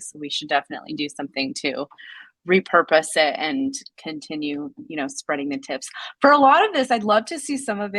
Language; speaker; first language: English; native; English